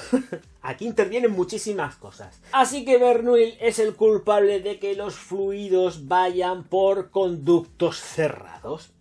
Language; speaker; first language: Spanish; native; Spanish